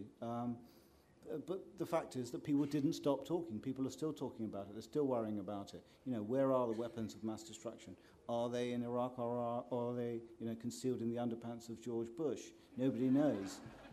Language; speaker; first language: English; native; English